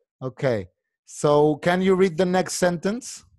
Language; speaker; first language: English; non-native, fluent; Spanish